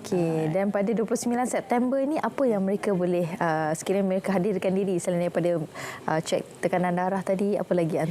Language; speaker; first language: Malay; native; Malay